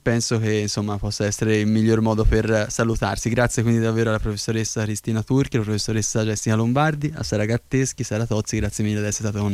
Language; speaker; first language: Italian; native; Italian